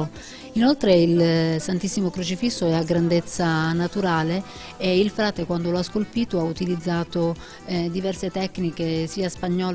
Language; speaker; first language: Italian; native; Italian